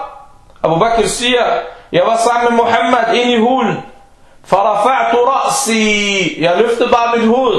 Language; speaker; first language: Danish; early bilingual, other home language; Urdu